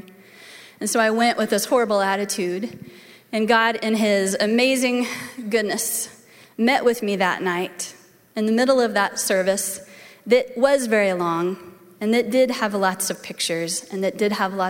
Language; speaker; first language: English; native; English